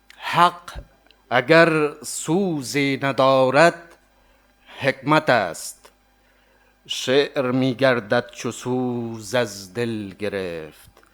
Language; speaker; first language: Persian; native; Persian